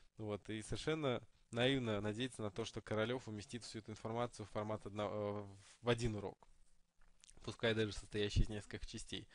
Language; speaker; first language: Russian; native; Russian